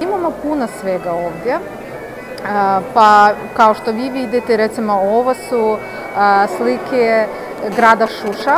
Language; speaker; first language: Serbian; non-native, fluent; Azerbaijani